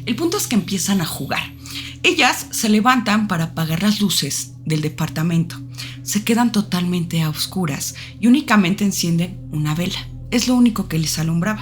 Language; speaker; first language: Spanish; native; Spanish